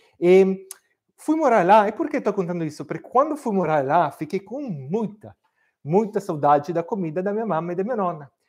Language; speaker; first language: Portuguese; non-native, fluent; Italian